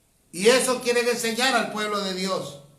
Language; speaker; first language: Spanish; native; Spanish